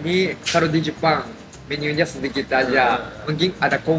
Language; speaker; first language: Indonesian; non-native, fluent; Japanese